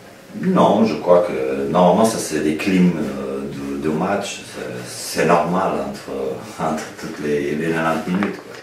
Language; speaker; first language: French; non-native, learner; Portuguese